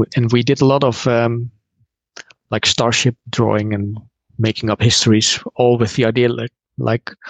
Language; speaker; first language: English; non-native, fluent; Dutch